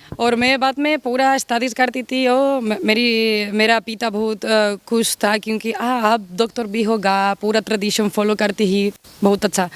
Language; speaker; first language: Hindi; non-native, learner; Spanish